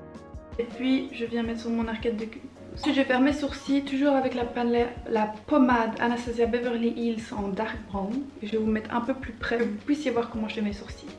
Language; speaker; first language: French; native; French